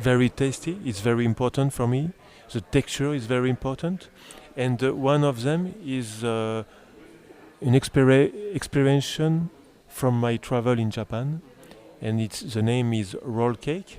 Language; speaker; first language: English; non-native, learner; French